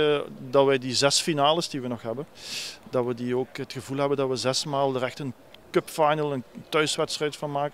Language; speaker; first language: Dutch; native; Dutch